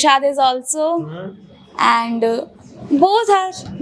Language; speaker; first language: English; non-native, learner; Hindi